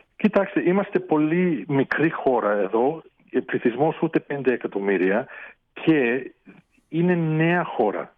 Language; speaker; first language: Greek; early bilingual, heritage; Greek